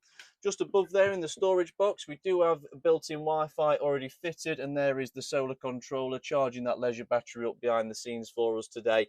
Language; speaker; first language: English; native; English